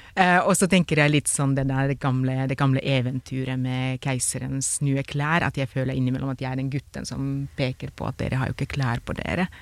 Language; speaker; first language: Norwegian; non-native, fluent; Finnish